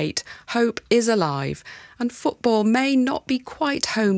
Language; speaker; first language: English; native; English